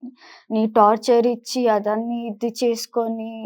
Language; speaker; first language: Telugu; non-native, local second language; Kannada